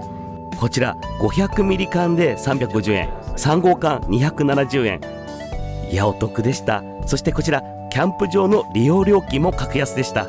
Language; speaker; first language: Japanese; native; Japanese